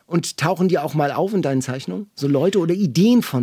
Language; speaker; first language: German; native; German